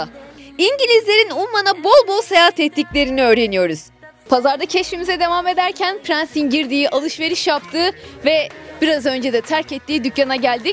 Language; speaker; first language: Turkish; native; Turkish